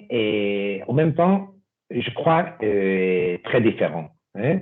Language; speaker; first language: French; non-native, fluent; Spanish